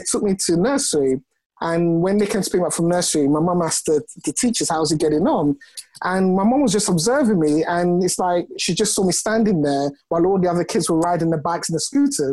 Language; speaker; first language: English; non-native, local second language; Ga